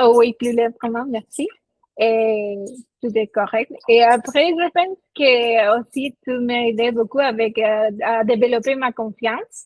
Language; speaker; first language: French; non-native, fluent; Spanish